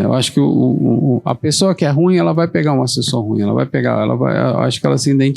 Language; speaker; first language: Portuguese; native; Portuguese